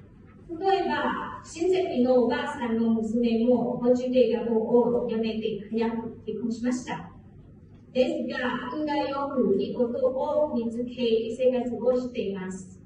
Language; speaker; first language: Japanese; non-native, fluent; Hmong